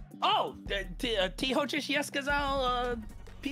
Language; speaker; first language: Russian; non-native, learner; English